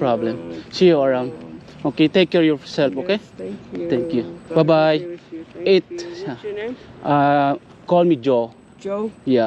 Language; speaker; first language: English; non-native, learner; Filipino